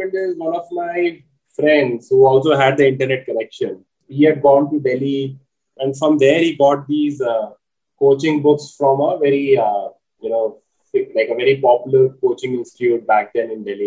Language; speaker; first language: English; non-native, local second language; Hindi